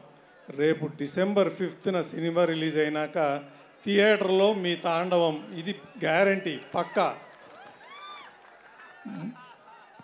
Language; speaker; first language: Telugu; native; Telugu